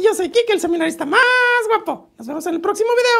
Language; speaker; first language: Spanish; native; Spanish